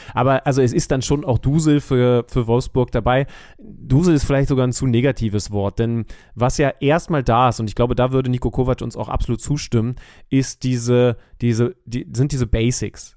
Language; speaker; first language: German; native; German